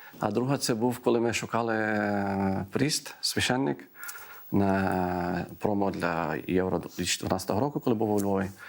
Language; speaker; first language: Ukrainian; non-native, fluent; Greek